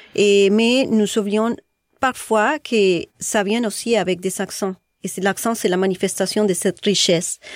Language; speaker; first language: French; non-native, fluent; Spanish